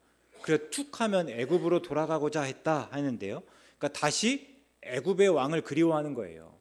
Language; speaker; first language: Korean; native; Korean